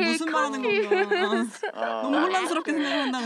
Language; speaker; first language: Korean; native; Korean